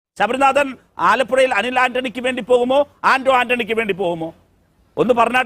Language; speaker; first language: Malayalam; native; Malayalam